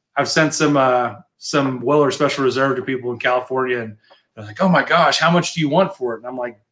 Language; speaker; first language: English; native; English